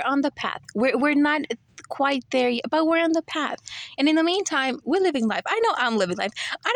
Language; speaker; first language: English; early bilingual, other home language; Spanish